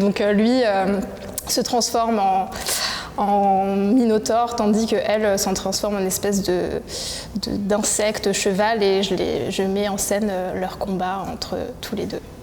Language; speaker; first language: French; native; French